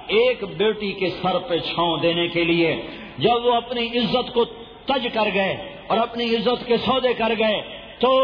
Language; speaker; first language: Urdu; non-native, local second language; Punjabi